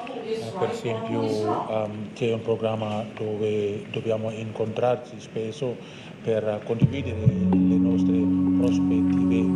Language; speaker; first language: Italian; non-native, learner; Indonesian